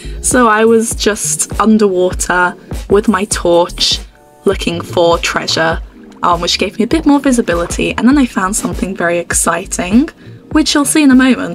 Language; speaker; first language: English; native; English